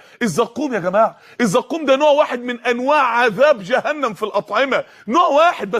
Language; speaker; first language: Arabic; native; Arabic